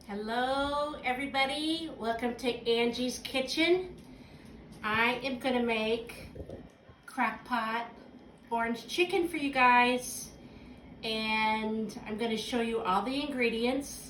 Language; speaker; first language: English; native; English